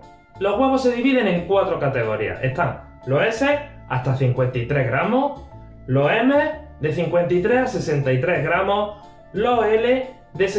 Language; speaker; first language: Spanish; native; Spanish